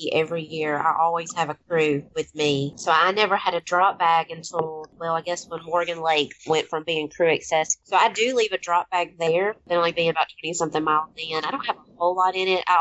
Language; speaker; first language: English; native; English